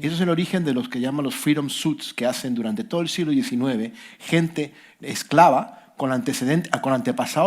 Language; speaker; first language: Spanish; native; Spanish